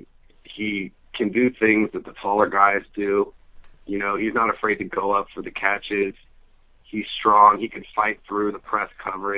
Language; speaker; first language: English; native; English